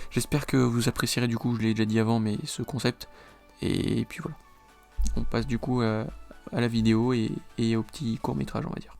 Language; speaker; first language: French; native; French